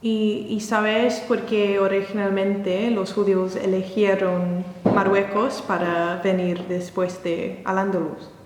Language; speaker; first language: Spanish; non-native, learner; English